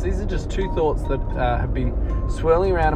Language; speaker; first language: English; native; English